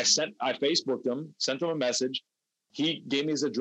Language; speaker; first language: English; native; English